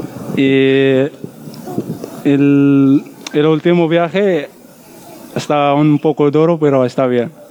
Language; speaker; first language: Spanish; non-native, learner; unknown